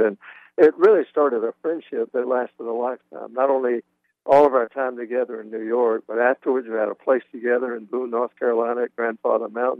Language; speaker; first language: English; native; English